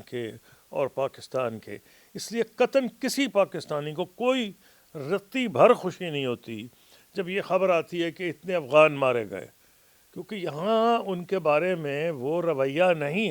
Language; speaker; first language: Urdu; native; Urdu